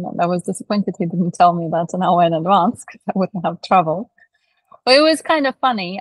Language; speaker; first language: English; non-native, fluent; Russian